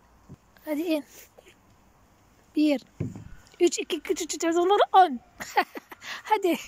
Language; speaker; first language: Turkish; non-native, learner; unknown